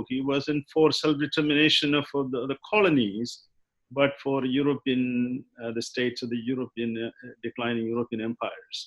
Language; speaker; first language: English; non-native, local second language; Malayalam